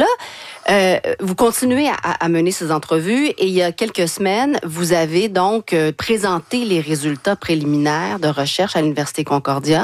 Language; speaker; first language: French; native; French